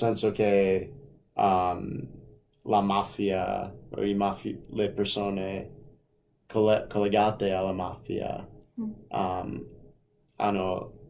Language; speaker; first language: Italian; non-native, fluent; English